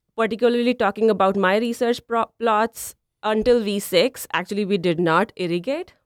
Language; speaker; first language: English; non-native, local second language; Punjabi